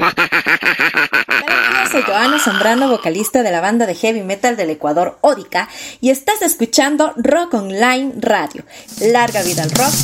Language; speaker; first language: Spanish; native; Spanish